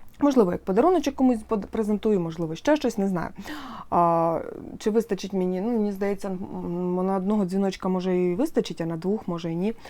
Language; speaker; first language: Ukrainian; non-native, local second language; Russian